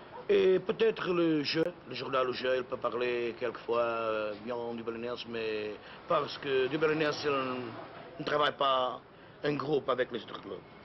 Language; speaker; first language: French; non-native, learner; Portuguese